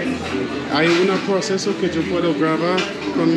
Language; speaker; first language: Spanish; non-native, learner; English